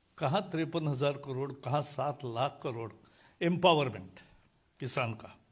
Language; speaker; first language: Hindi; non-native, local second language; Marathi